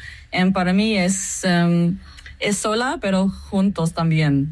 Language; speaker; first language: Spanish; non-native, fluent; English